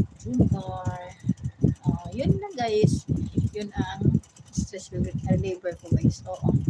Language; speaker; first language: Filipino; non-native, local second language; Cebuano